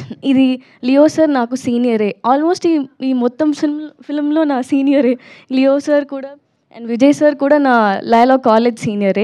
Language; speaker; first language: Telugu; non-native, learner; Tamil